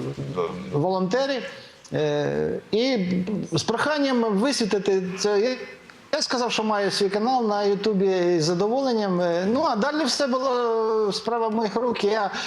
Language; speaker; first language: Ukrainian; native; Ukrainian